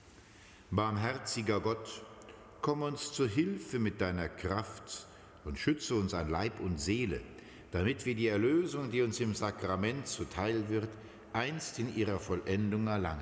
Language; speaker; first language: German; native; German